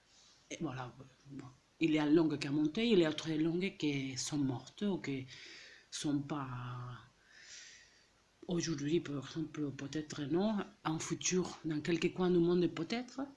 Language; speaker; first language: French; non-native, fluent; Catalan